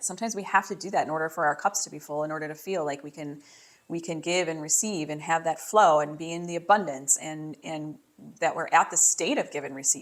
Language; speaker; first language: English; native; English